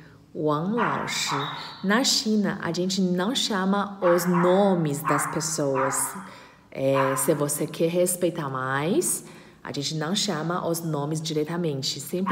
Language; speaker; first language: Portuguese; non-native, fluent; Chinese